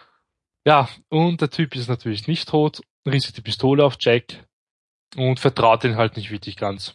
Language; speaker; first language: German; native; German